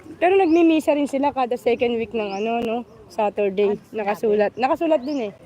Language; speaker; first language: Filipino; native; Filipino